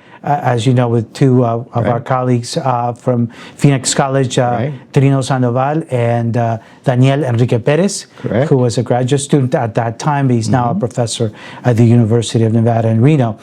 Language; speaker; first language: English; early bilingual, other home language; Spanish